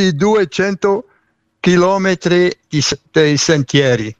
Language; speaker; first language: Italian; non-native, fluent; Swiss German